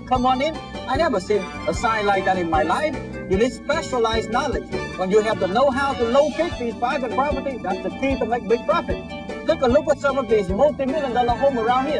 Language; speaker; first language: English; non-native, fluent; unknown